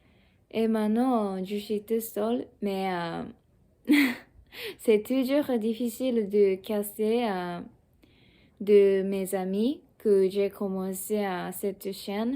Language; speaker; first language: French; non-native, learner; Japanese